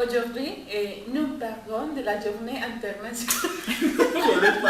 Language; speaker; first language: French; non-native, learner; Spanish